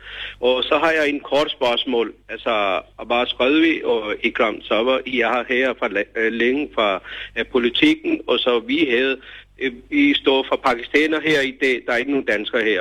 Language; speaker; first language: Danish; non-native, learner; Urdu